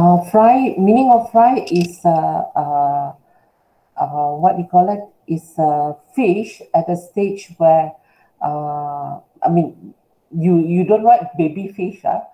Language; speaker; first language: English; non-native, local second language; Malay